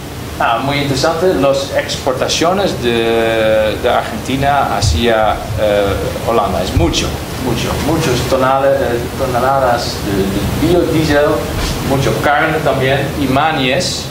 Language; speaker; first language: Spanish; non-native, learner; Dutch